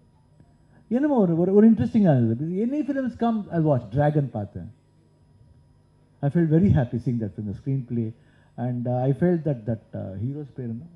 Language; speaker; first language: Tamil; non-native, local second language; Kannada